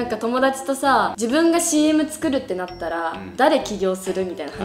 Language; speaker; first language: Japanese; native; Japanese